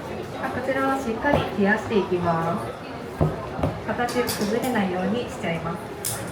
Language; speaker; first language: Japanese; native; Japanese